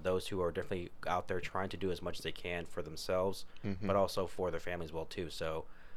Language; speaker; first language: English; native; English